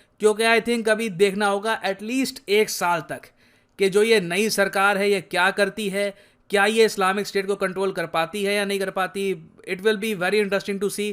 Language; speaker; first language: Hindi; native; Hindi